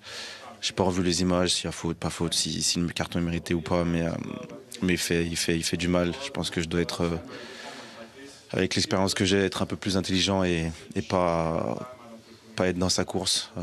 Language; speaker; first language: French; native; French